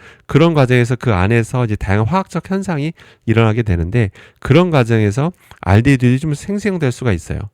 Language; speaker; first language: Korean; native; Korean